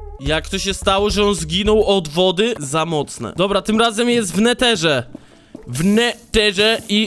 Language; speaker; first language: Polish; native; Polish